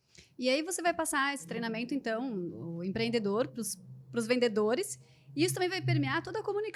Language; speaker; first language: Portuguese; native; Portuguese